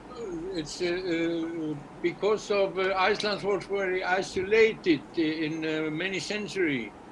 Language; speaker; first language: English; non-native, learner; Icelandic